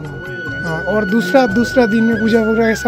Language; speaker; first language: Hindi; non-native, local second language; Bangla